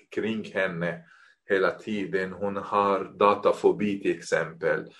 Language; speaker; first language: Swedish; non-native, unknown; Arabic